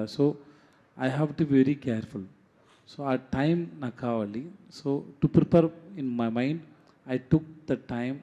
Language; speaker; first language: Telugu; non-native, learner; Tamil